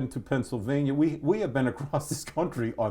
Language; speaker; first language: English; native; English